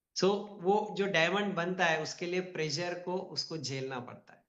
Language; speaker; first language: Hindi; non-native, local second language; Telugu